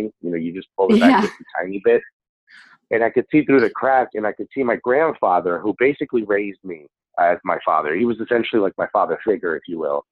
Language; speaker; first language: English; early bilingual, other home language; Spanish